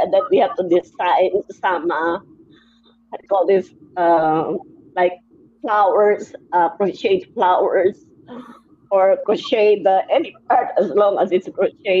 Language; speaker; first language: English; non-native, local second language; Filipino